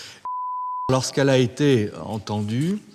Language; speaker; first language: French; native; French